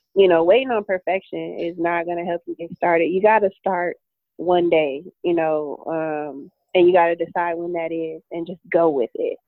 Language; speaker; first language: English; native; English